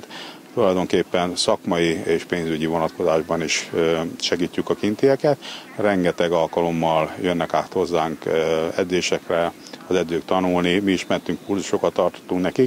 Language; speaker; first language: Hungarian; native; Hungarian